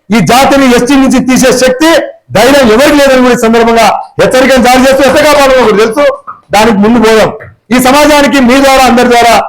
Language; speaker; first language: Telugu; non-native, local second language; Lambadi